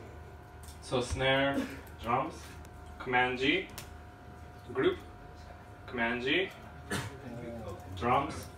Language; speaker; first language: Japanese; non-native, learner; English